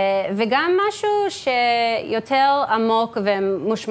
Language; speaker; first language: Hebrew; early bilingual, heritage; English